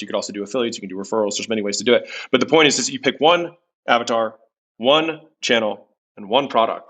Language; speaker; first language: English; native; English